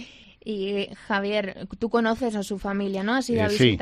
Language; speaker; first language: Spanish; native; Spanish